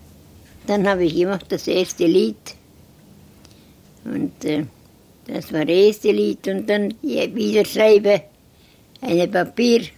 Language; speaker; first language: German; non-native, learner; Estonian